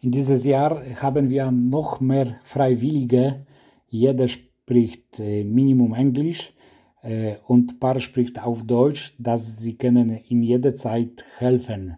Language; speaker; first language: German; non-native, learner; Polish